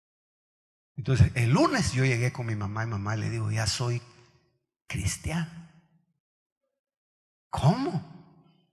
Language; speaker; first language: Spanish; native; Spanish